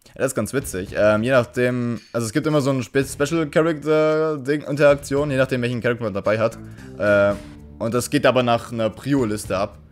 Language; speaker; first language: German; native; German